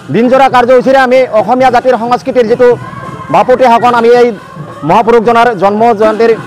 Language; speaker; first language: Assamese; native; Assamese